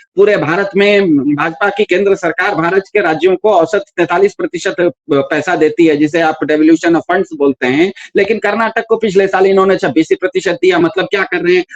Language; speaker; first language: Hindi; non-native, local second language; Kannada